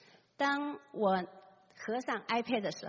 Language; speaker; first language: Chinese; native; Chinese